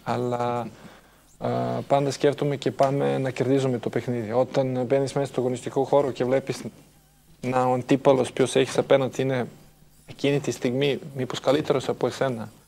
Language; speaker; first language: Greek; non-native, fluent; Serbian